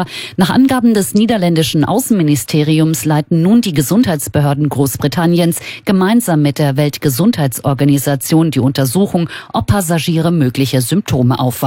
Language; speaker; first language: German; native; German